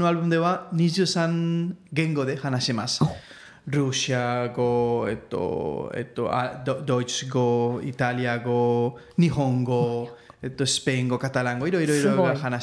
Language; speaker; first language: Japanese; non-native, learner; Spanish